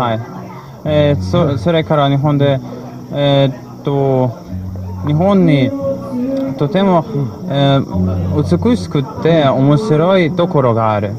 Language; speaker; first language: Japanese; non-native, learner; Russian